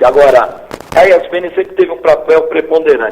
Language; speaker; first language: Portuguese; native; Portuguese